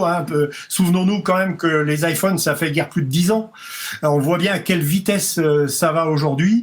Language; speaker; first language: French; native; French